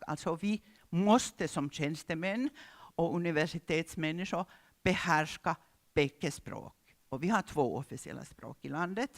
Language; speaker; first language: Swedish; non-native, local second language; Finnish